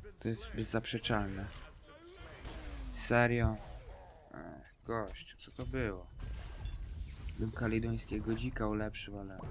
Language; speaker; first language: Polish; native; Polish